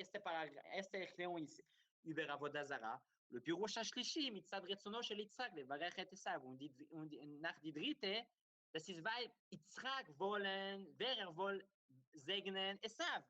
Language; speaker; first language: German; non-native, learner; Hebrew